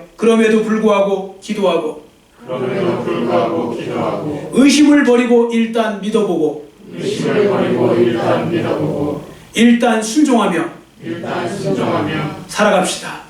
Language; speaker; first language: Korean; native; Korean